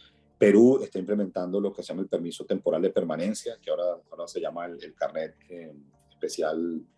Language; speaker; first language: Spanish; native; Spanish